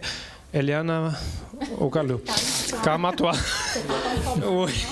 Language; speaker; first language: French; non-native, learner; English